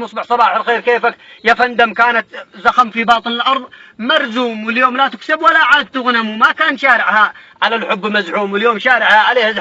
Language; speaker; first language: Arabic; native; Arabic